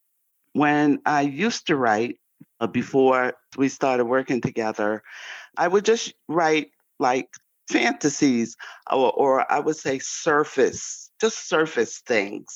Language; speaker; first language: English; native; English